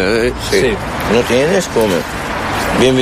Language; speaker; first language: Spanish; non-native, learner; Arabic